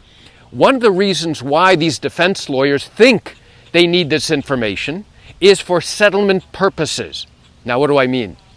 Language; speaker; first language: English; native; English